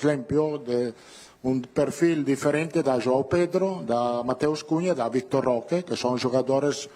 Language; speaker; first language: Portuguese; non-native, learner; Italian